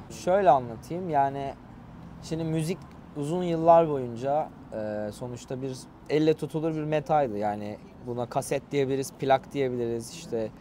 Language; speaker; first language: Turkish; native; Turkish